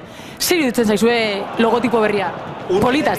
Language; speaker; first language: Basque; native; Basque